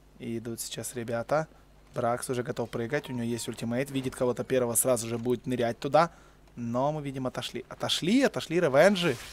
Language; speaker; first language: Russian; native; Russian